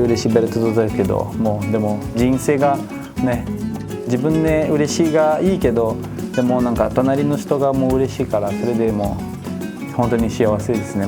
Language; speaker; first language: Japanese; non-native, learner; Portuguese